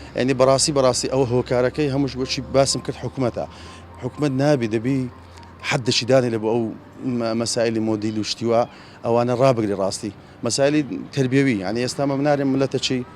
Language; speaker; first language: Central Kurdish; native; Central Kurdish